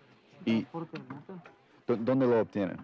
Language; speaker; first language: Spanish; non-native, fluent; English